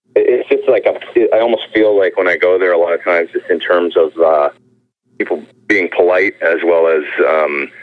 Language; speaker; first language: English; native; English